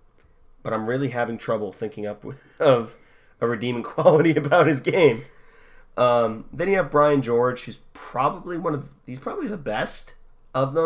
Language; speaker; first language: English; native; English